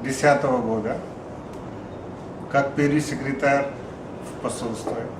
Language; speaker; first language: Russian; non-native, learner; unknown